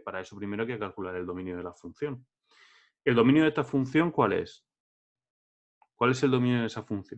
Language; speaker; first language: Spanish; native; Spanish